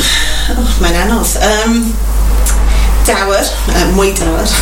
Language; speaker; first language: Welsh; non-native, local second language; English